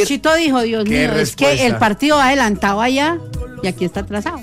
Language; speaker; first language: Spanish; native; Spanish